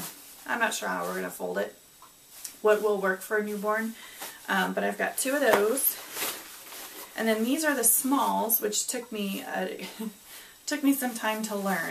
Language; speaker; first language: English; native; English